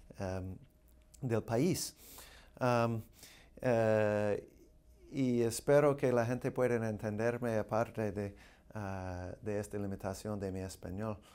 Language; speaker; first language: Spanish; non-native, fluent; English